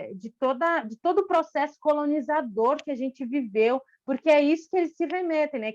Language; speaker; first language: Portuguese; non-native, local second language; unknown